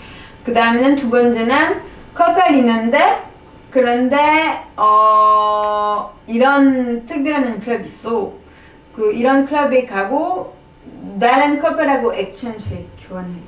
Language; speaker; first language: Korean; non-native, fluent; French